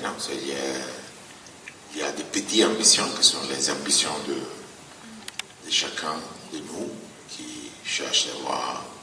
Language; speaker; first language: French; non-native, fluent; Italian